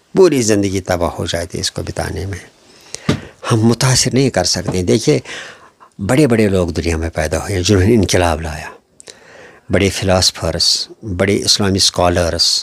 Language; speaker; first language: Hindi; non-native, local second language; Kashmiri